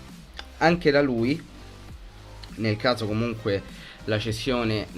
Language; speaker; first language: Italian; native; Italian